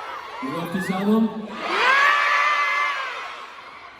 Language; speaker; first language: English; non-native, learner; Korean